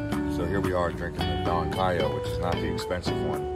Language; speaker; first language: English; native; English